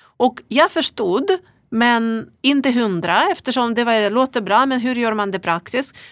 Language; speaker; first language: Swedish; non-native, fluent; Russian